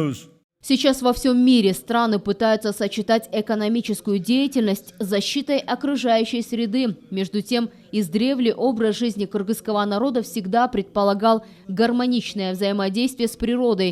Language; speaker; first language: Russian; native; Russian